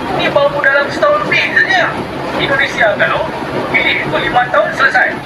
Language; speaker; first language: Malay; native; Malay